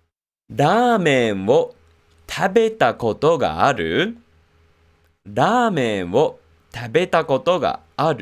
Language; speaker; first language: Japanese; non-native, fluent; English